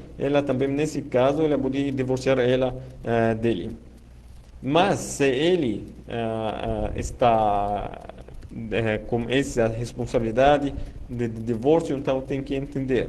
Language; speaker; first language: Portuguese; non-native, fluent; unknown